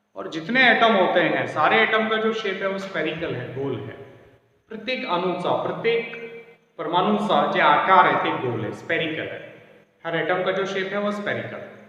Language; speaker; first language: Hindi; non-native, local second language; Marathi